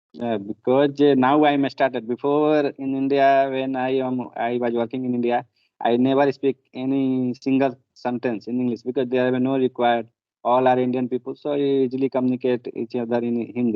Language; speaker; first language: English; non-native, learner; Hindi